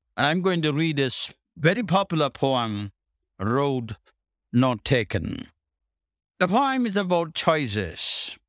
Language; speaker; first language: English; non-native, local second language; Tamil